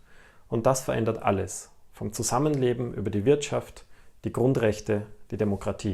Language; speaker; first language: German; native; German